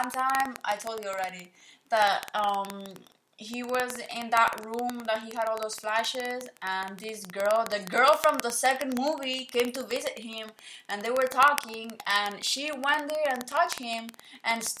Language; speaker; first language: English; non-native, fluent; Spanish